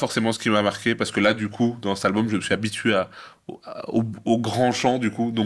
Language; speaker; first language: French; native; French